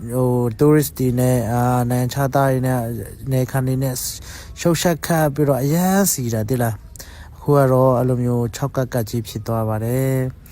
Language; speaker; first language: Burmese; non-native, local second language; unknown